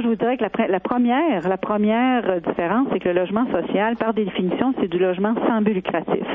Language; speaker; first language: French; native; French